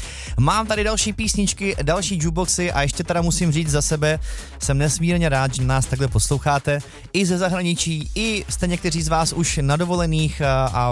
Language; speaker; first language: Czech; native; Czech